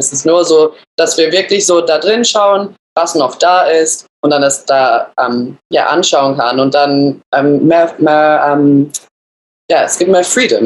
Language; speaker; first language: German; early bilingual, other home language; English